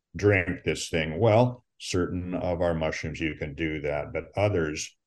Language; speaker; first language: English; native; English